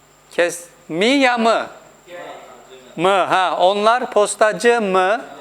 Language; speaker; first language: Turkish; non-native, fluent; Urdu